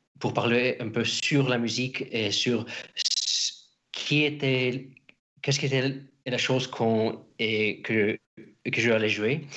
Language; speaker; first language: French; non-native, fluent; Russian